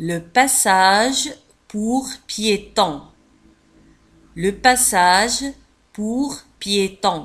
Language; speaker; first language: French; non-native, local second language; Arabic